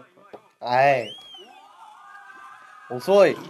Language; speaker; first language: Japanese; non-native, learner; Korean